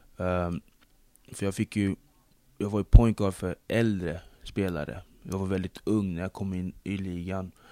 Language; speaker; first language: Swedish; early bilingual, other home language; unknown